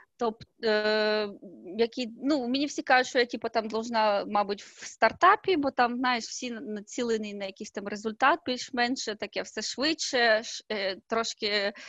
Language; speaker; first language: Ukrainian; native; Ukrainian